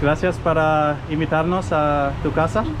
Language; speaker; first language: Spanish; non-native, learner; English